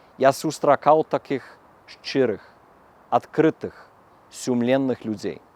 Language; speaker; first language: Belarusian; non-native, learner; German